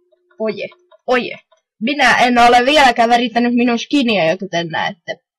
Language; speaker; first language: Finnish; native; Finnish